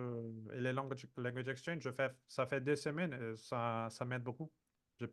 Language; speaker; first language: French; non-native, fluent; Portuguese